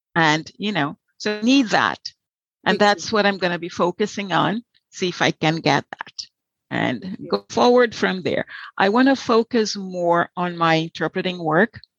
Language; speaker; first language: English; non-native, fluent; Portuguese